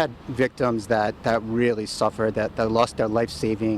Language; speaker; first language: English; native; English